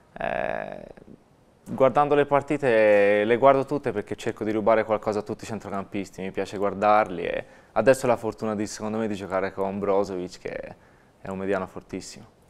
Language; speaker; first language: Italian; early bilingual, other home language; Albanian